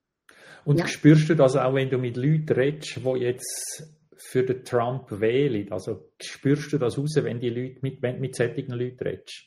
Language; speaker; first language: German; native; German